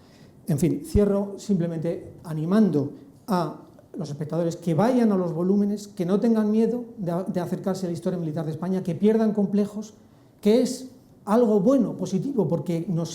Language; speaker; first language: Spanish; native; Spanish